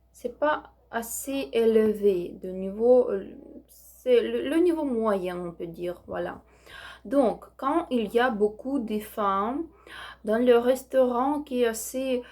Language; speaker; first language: French; non-native, learner; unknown